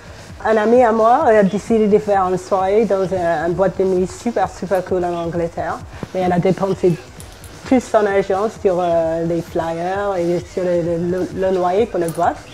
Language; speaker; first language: French; non-native, fluent; English